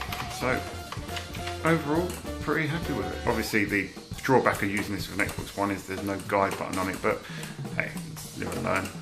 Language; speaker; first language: English; native; English